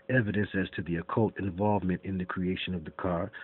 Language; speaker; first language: English; native; English